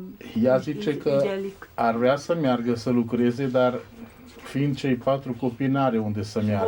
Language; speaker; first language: Romanian; non-native, local second language; Hungarian